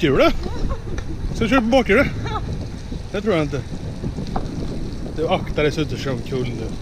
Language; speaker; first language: Swedish; native; Swedish